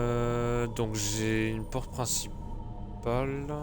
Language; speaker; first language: French; native; French